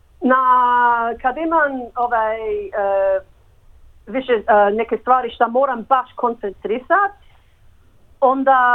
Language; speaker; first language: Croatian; early bilingual, heritage; English